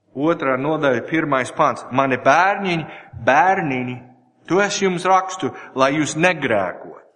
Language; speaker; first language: Latvian; non-native, learner; English